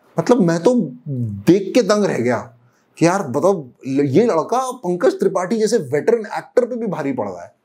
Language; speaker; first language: Hindi; native; Hindi